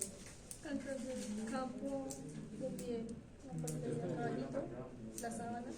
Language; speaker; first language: Spanish; native; Spanish